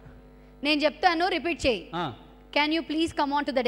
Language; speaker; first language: Telugu; native; Telugu